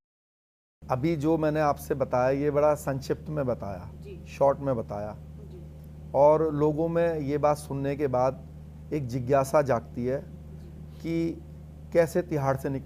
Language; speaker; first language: Hindi; native; Hindi